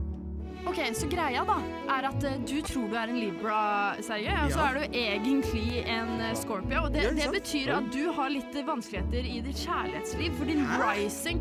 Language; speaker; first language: Norwegian; native; Norwegian